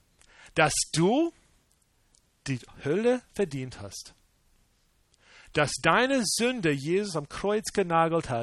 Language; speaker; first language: German; non-native, fluent; English